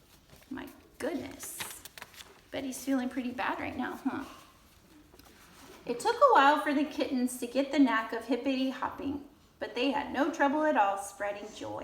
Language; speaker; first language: English; native; English